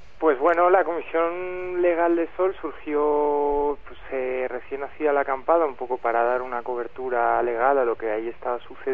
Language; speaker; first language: Spanish; native; Spanish